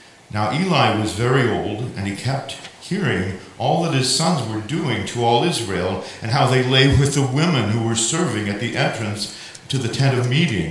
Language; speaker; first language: English; native; English